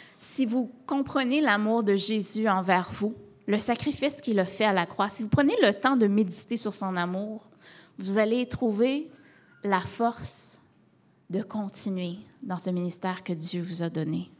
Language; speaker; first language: French; native; French